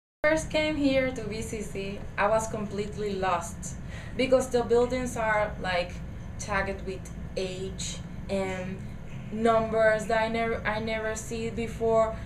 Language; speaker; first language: English; non-native, learner; Spanish